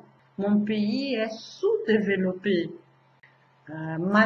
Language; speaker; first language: French; non-native, fluent; Portuguese